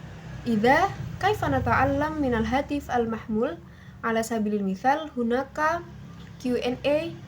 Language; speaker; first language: Arabic; non-native, learner; Indonesian